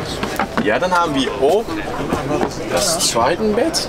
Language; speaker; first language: German; non-native, learner; Dutch